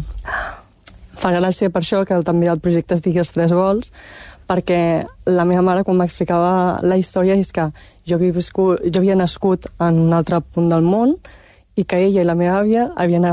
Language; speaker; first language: Catalan; early bilingual, other home language; Chinese